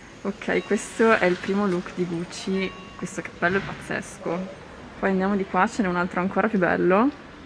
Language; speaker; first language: Italian; native; Italian